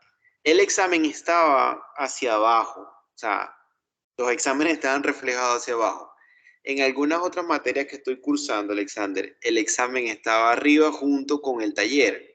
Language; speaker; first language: Spanish; native; Spanish